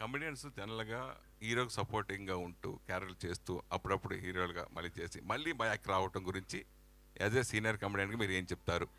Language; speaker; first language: Telugu; native; Telugu